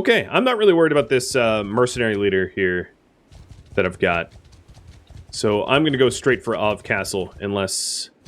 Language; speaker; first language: English; native; English